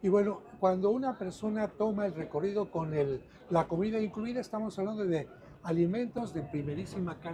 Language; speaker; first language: Spanish; native; Spanish